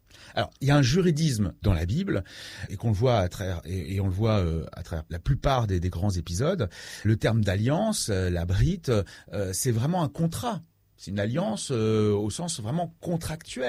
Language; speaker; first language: French; native; French